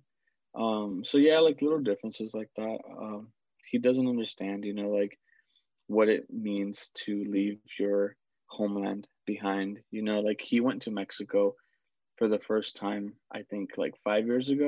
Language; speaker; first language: English; early bilingual, other home language; Spanish